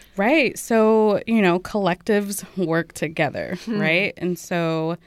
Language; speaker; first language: English; early bilingual, other home language; Amharic